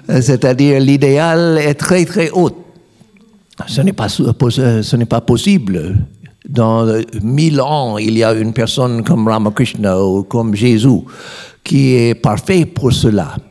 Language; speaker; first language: French; non-native, learner; English